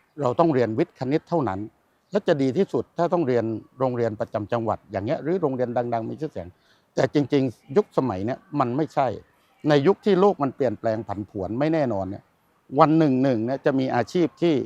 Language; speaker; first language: Thai; native; Thai